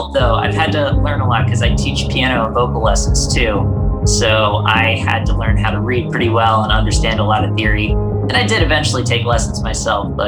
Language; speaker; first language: English; native; English